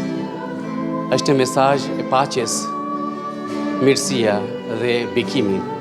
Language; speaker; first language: Albanian; non-native, fluent; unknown